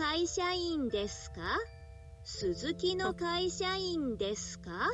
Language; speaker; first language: Japanese; non-native, learner; English